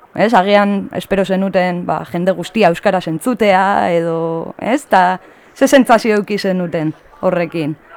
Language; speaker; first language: Basque; native; Basque